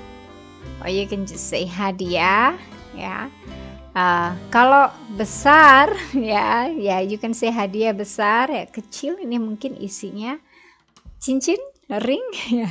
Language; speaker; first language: Indonesian; native; Indonesian